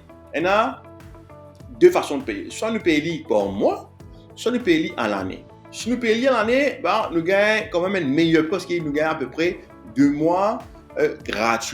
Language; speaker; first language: French; non-native, local second language; Morisyen